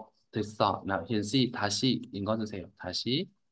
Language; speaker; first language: Korean; non-native, fluent; Vietnamese